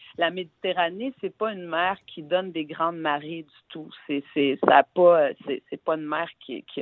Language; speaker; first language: French; native; French